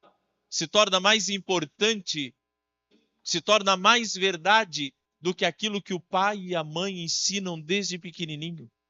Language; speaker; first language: Portuguese; native; Portuguese